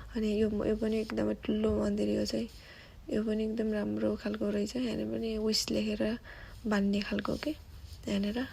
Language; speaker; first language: Nepali; native; Nepali